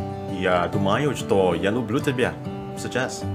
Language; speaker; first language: Russian; non-native, learner; Indonesian